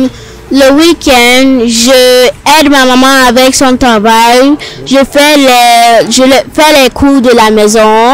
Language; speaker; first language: French; non-native, learner; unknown